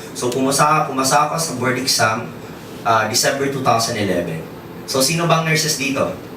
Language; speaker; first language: Filipino; non-native, local second language; Waray